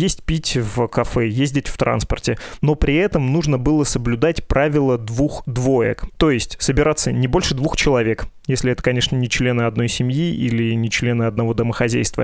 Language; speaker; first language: Russian; native; Russian